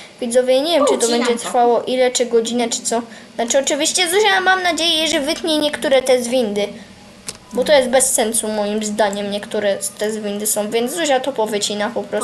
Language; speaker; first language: Polish; native; Polish